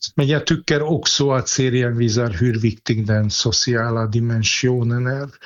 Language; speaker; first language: Swedish; non-native, fluent; Hungarian